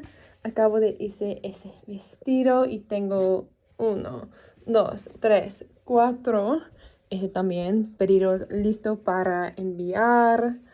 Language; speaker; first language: Spanish; non-native, learner; English